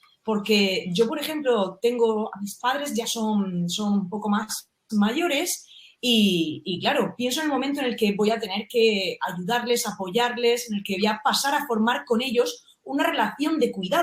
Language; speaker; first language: Spanish; native; Spanish